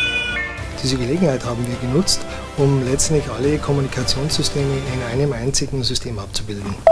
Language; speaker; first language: German; native; German